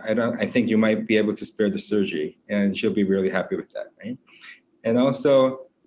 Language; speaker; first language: English; non-native, fluent; Korean